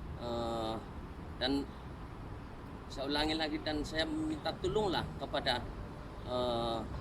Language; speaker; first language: Indonesian; non-native, local second language; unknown